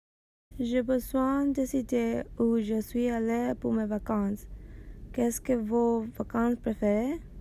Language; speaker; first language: French; non-native, learner; English